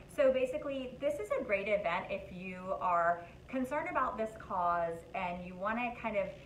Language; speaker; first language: English; native; English